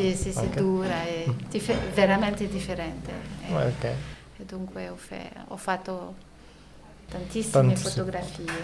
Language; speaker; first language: Italian; non-native, learner; French